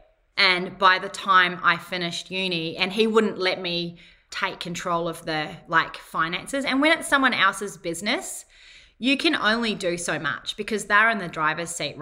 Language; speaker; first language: English; native; English